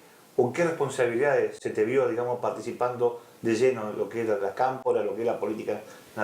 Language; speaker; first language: Spanish; native; Spanish